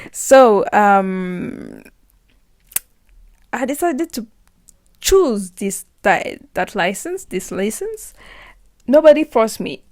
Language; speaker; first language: English; non-native, learner; French